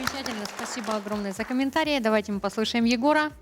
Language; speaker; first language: Russian; native; Russian